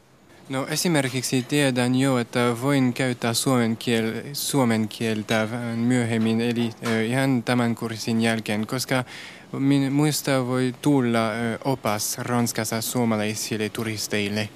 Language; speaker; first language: Finnish; non-native, fluent; French